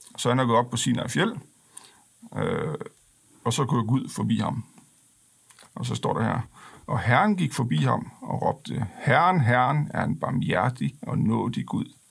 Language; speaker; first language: Danish; non-native, local second language; Faroese